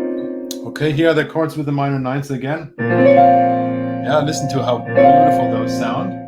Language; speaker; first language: English; non-native, fluent; German